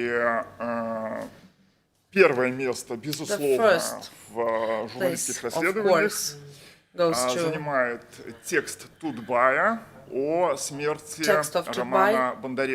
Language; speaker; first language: Russian; native; Russian